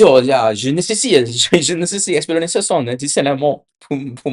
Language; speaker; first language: French; non-native, learner; English